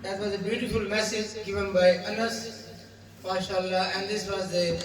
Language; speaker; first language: English; non-native, local second language; Urdu